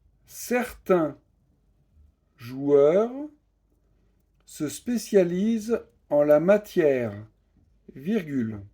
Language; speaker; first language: French; native; French